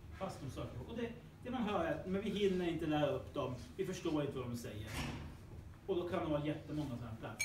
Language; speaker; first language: Swedish; native; Swedish